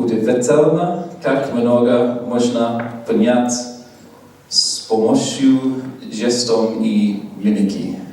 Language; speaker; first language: Russian; non-native, learner; English